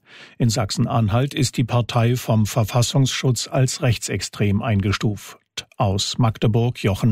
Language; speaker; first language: German; native; German